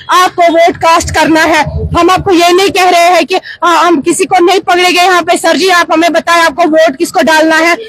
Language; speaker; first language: Hindi; non-native, local second language; Kashmiri